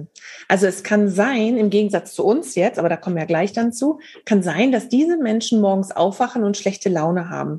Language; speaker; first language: German; native; German